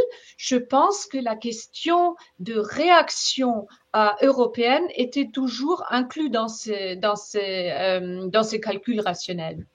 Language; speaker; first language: French; non-native, fluent; German